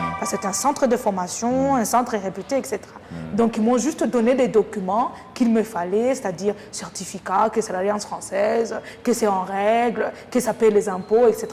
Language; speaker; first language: French; non-native, local second language; Kinyarwanda